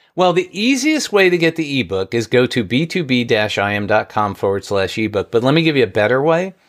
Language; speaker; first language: English; native; English